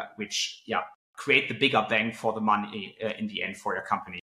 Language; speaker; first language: English; non-native, fluent; German